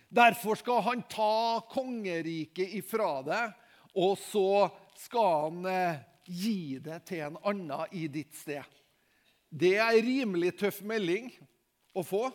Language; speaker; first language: Norwegian; native; Norwegian